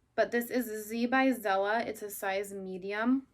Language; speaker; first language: English; native; English